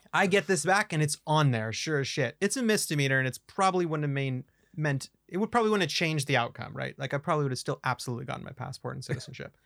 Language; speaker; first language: English; native; English